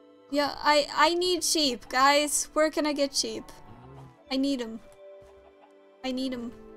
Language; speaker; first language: English; non-native, fluent; Swedish